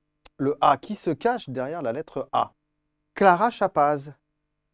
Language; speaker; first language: French; native; French